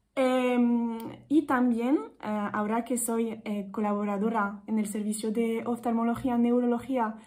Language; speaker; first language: Spanish; non-native, fluent; French